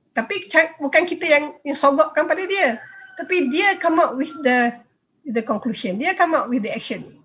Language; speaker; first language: Malay; native; Malay